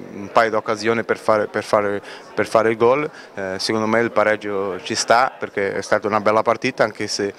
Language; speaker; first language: Italian; non-native, fluent; Portuguese